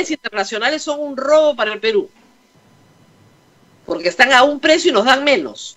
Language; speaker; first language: Spanish; native; Spanish